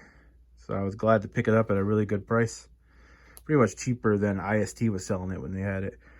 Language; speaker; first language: English; native; English